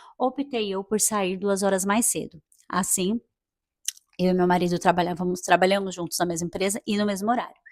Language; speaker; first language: Portuguese; native; Portuguese